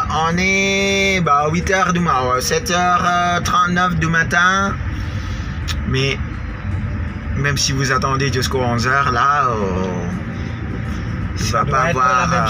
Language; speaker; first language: French; non-native, fluent; Indonesian